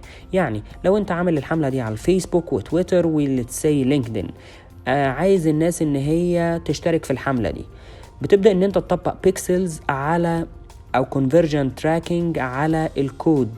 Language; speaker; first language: Arabic; native; Arabic